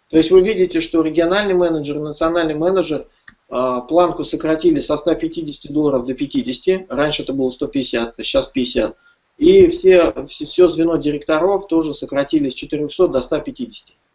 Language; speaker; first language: Russian; native; Russian